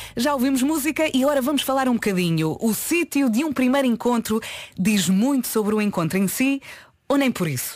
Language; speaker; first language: Portuguese; native; Portuguese